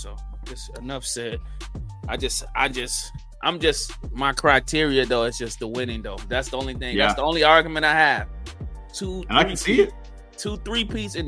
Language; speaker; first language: English; native; English